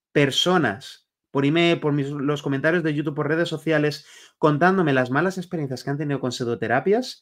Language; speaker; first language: Spanish; native; Spanish